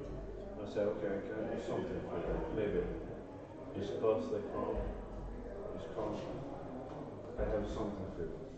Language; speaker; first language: English; non-native, learner; Norwegian